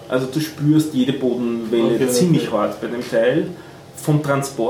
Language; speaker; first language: German; native; German